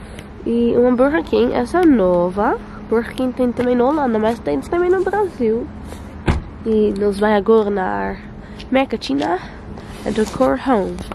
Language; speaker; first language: Portuguese; non-native, learner; Dutch